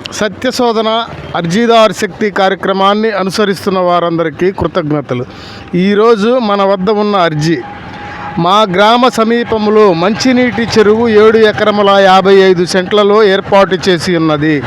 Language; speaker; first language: Telugu; native; Telugu